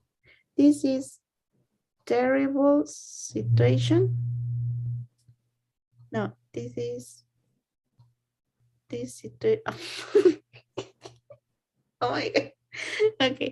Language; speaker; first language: English; non-native, learner; Spanish